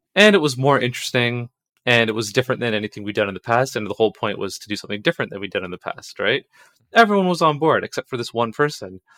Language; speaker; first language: English; native; English